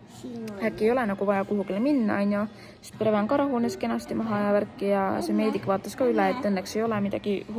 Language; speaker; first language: Estonian; native; Estonian